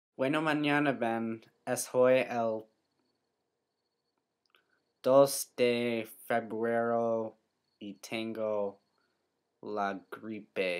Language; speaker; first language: Spanish; non-native, learner; English